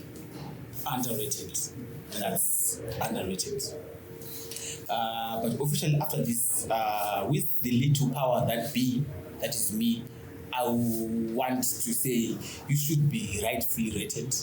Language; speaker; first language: English; non-native, local second language; Shona